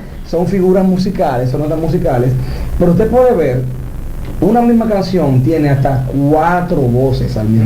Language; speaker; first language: Spanish; native; Spanish